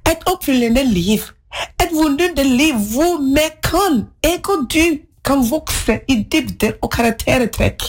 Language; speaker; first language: Norwegian; non-native, fluent; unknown